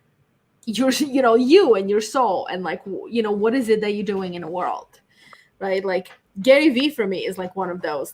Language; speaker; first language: English; native; English